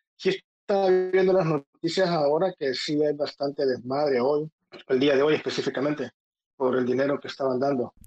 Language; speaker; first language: Spanish; native; Spanish